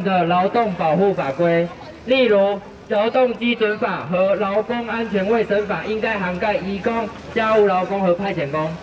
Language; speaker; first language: Chinese; native; Chinese